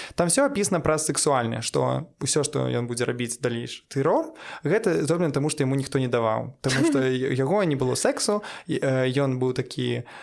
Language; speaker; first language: Belarusian; non-native, local second language; Russian